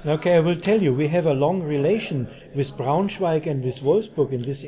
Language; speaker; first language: English; non-native, fluent; German